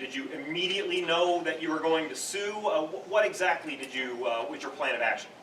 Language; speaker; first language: English; native; English